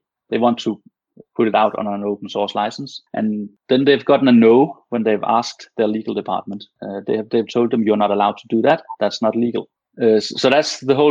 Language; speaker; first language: English; non-native, fluent; Danish